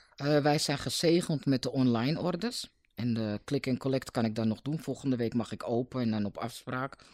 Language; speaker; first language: Dutch; native; Dutch